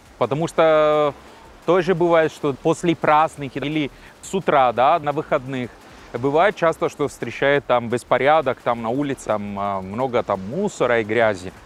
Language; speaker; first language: Russian; non-native, fluent; Italian